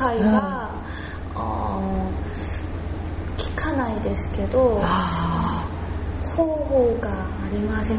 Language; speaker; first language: Japanese; non-native, learner; Korean